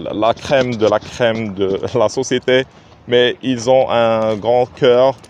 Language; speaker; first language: French; non-native, local second language; Arabic